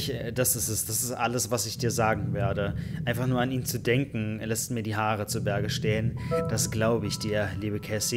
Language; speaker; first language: German; native; German